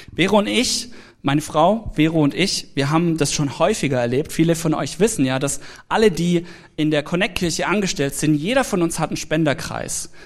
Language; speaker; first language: German; native; German